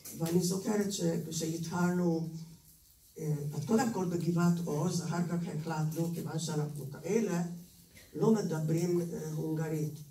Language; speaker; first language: Hebrew; non-native, fluent; Hungarian